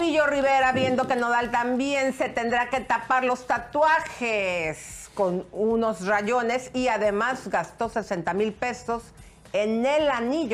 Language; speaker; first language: Spanish; native; Spanish